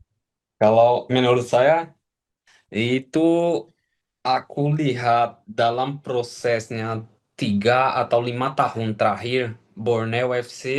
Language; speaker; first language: Indonesian; non-native, fluent; Portuguese